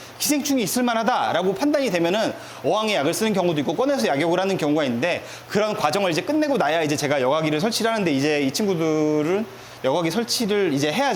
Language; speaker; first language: Korean; native; Korean